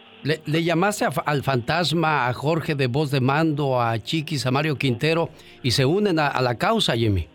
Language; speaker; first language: Spanish; native; Spanish